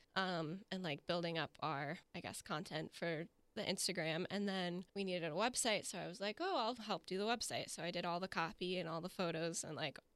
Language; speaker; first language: English; native; English